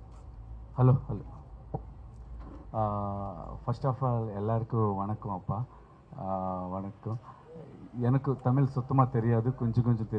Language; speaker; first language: Tamil; non-native, learner; Telugu